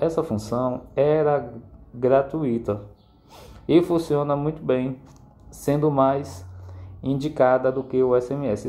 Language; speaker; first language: Portuguese; native; Portuguese